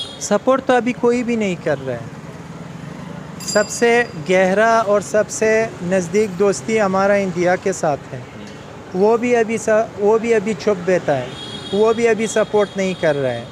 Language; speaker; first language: Hindi; non-native, learner; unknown